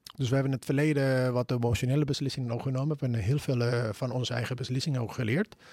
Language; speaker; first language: Dutch; non-native, fluent; Spanish